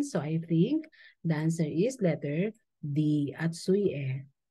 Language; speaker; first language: English; non-native, local second language; Filipino